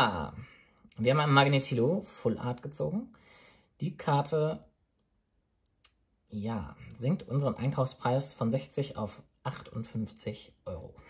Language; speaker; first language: German; native; German